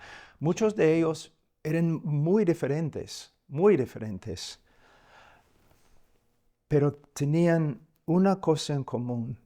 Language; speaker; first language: Spanish; non-native, fluent; English